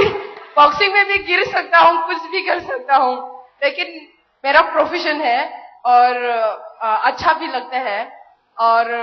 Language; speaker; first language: Hindi; non-native, local second language; Manipuri